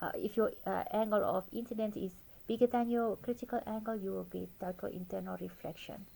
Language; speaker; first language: English; non-native, local second language; Afrikaans